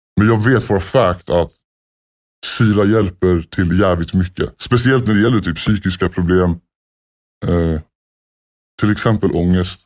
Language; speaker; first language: Swedish; native; Swedish